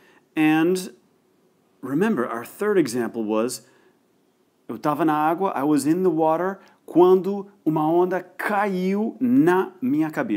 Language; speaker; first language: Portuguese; non-native, fluent; English